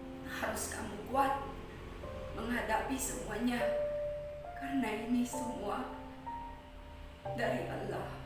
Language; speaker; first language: Indonesian; non-native, fluent; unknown